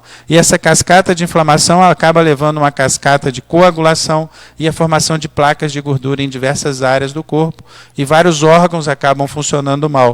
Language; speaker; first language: Portuguese; native; Portuguese